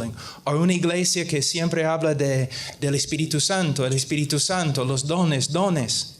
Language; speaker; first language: Spanish; non-native, fluent; English